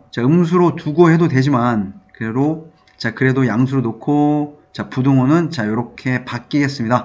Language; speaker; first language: Korean; native; Korean